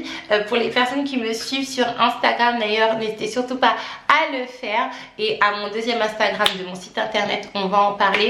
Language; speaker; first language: French; native; French